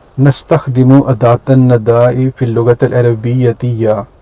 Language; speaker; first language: Arabic; non-native, fluent; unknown